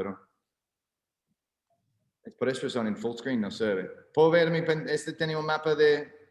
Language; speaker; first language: Spanish; non-native, learner; English